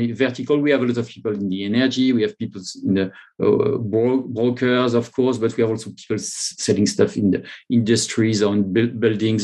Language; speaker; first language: English; non-native, fluent; French